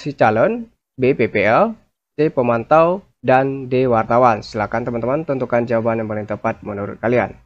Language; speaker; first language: Indonesian; native; Indonesian